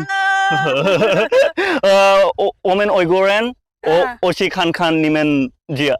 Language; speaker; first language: Chinese; non-native, learner; Bangla